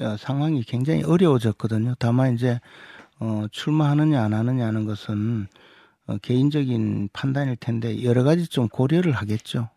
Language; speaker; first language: Korean; native; Korean